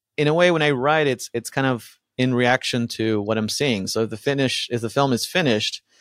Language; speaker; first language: English; early bilingual, other home language; Spanish